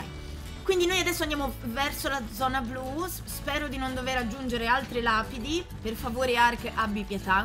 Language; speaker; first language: Italian; native; Italian